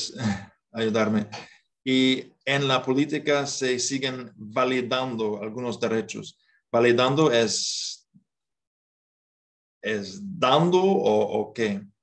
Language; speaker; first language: Spanish; non-native, fluent; English